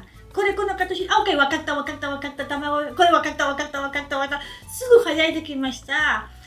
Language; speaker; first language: Japanese; non-native, learner; Spanish